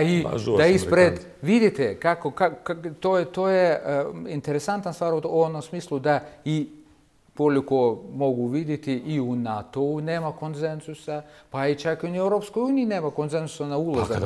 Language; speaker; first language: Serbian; non-native, fluent; Russian